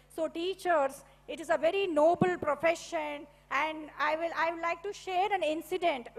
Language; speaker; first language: English; non-native, local second language; Tamil